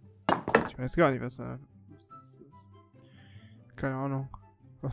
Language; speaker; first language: German; native; German